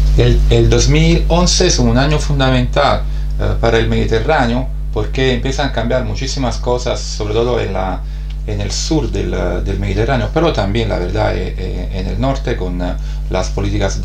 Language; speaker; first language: Spanish; non-native, fluent; Italian